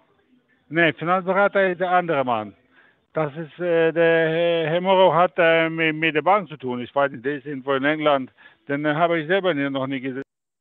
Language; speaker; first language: German; non-native, fluent; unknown